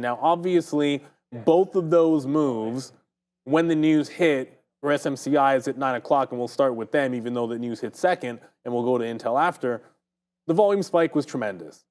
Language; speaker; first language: English; native; English